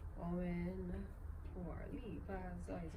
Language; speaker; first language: Chinese; non-native, learner; English